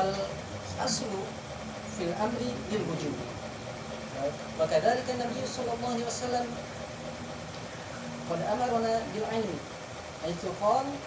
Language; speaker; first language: Arabic; non-native, learner; Indonesian